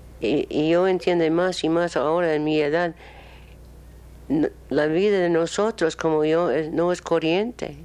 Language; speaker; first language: Spanish; non-native, learner; English